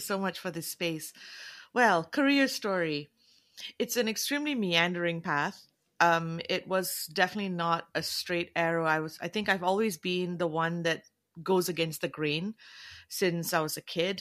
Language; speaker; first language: English; non-native, local second language; Tamil